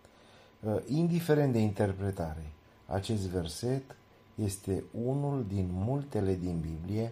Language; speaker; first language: Romanian; native; Romanian